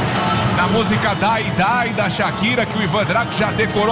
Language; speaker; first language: Portuguese; native; Portuguese